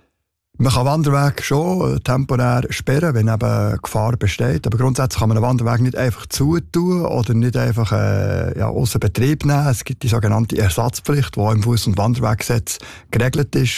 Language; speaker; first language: German; native; German